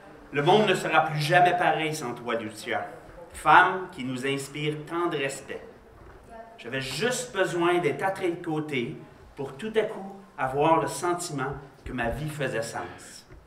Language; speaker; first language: French; native; French